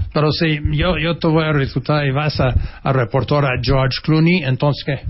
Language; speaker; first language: Spanish; non-native, fluent; English